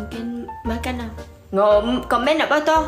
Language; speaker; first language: Indonesian; non-native, learner; Vietnamese